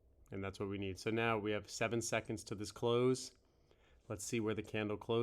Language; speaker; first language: English; native; English